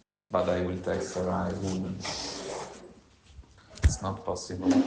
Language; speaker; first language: English; non-native, learner; Hebrew